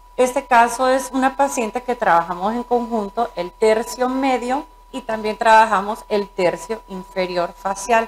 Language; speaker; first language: Spanish; native; Spanish